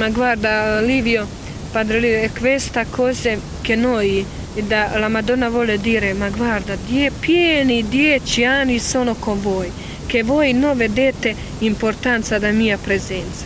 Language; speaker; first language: Italian; non-native, learner; Croatian